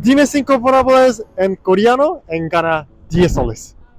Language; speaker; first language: Spanish; non-native, learner; Korean